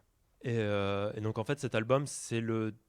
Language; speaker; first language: French; native; French